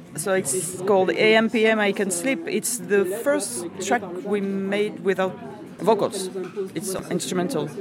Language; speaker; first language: English; non-native, fluent; French